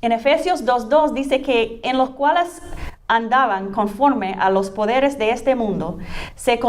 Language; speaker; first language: Spanish; non-native, fluent; English